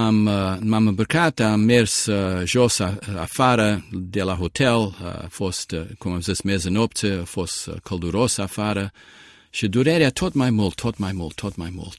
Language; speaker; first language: Romanian; early bilingual, heritage; Romanian